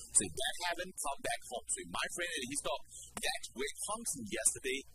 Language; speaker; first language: English; non-native, fluent; Chinese